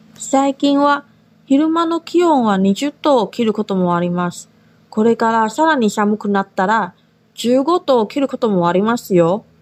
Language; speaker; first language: Japanese; non-native, fluent; Chinese